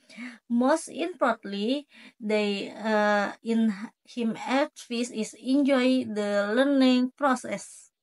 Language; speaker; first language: English; non-native, learner; Indonesian